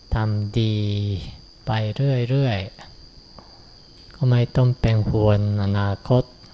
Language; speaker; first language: Thai; non-native, fluent; Japanese